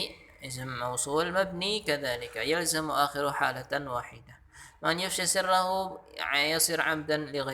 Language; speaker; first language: Arabic; non-native, fluent; Indonesian